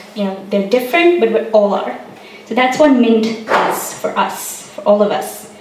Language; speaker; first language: English; non-native, local second language; Hindi